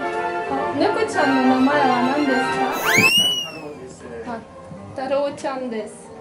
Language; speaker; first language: Japanese; non-native, fluent; Russian